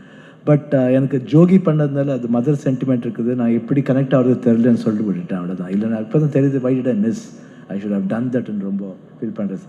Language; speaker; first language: Tamil; non-native, fluent; Kannada